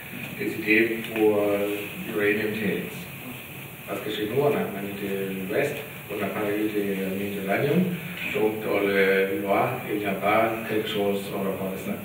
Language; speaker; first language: French; non-native, learner; German